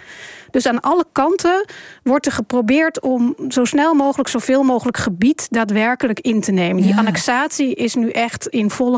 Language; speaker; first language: Dutch; native; Dutch